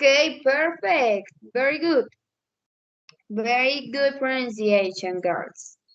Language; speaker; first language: English; non-native, learner; Spanish